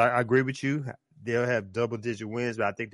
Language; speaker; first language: English; native; English